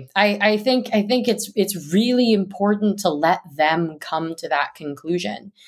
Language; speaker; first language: English; native; English